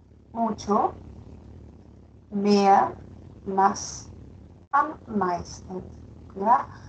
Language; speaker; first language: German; non-native, fluent; Spanish